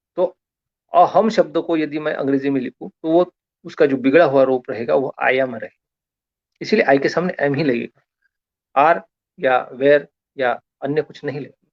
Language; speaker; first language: Hindi; non-native, local second language; Marathi